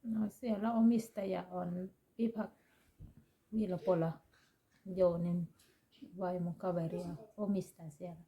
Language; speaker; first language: Finnish; non-native, learner; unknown